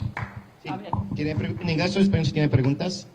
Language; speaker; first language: Spanish; early bilingual, heritage; English